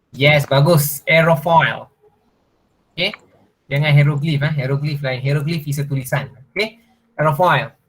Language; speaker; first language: Malay; non-native, local second language; Tamil